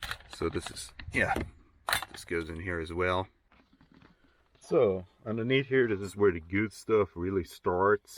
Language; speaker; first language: English; non-native, fluent; German